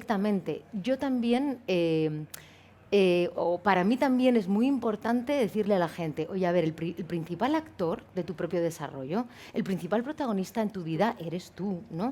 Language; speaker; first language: Spanish; native; Spanish